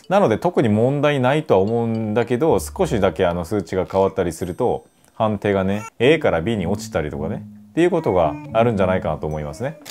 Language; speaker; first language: Japanese; non-native, fluent; Korean